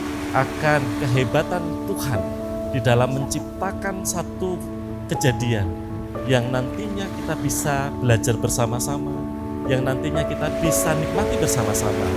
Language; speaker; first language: Indonesian; native; Indonesian